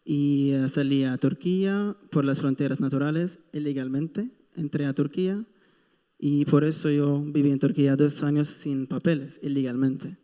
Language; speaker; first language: Spanish; non-native, fluent; Arabic